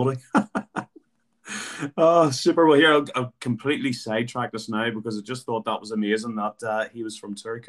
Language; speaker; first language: English; native; English